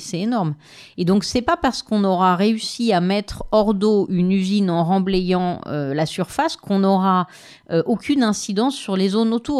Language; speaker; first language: French; native; French